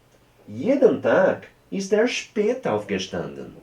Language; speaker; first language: German; non-native, fluent; Portuguese